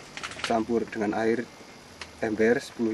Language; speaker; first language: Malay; non-native, local second language; Javanese